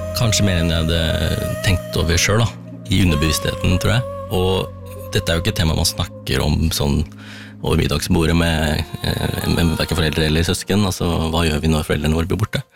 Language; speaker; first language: Norwegian; early bilingual, other home language; Tamil